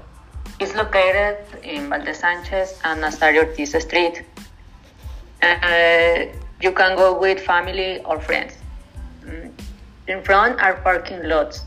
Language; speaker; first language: English; non-native, learner; Spanish